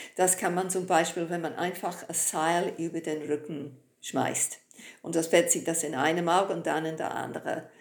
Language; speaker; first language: German; non-native, fluent; English